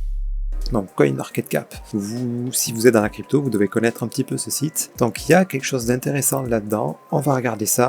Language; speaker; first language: French; native; French